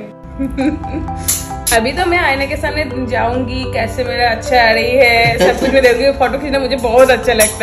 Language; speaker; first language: Hindi; non-native, local second language; Bangla